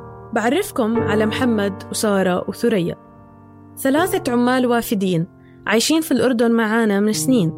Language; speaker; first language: Arabic; native; Arabic